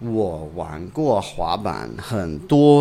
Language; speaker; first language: Chinese; non-native, learner; English